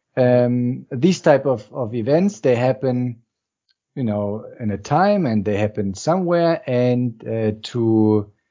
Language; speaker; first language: English; non-native, fluent; German